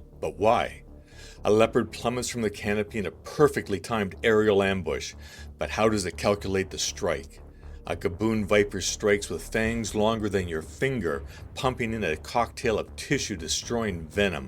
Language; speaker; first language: English; native; English